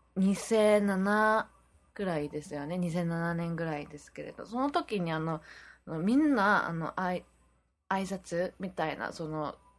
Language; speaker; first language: Japanese; non-native, fluent; Korean